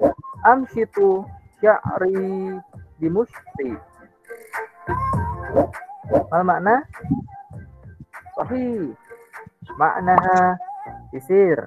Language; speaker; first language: Arabic; non-native, learner; Indonesian